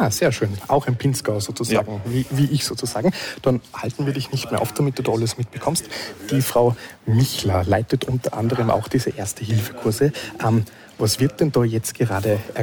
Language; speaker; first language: German; native; German